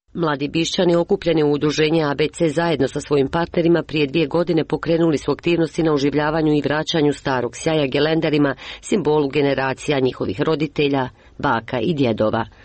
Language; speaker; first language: Serbian; native; Serbian